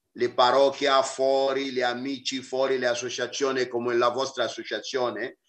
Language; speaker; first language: Italian; non-native, fluent; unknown